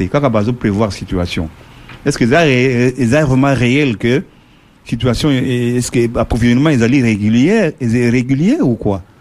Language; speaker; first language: French; non-native, local second language; Lingala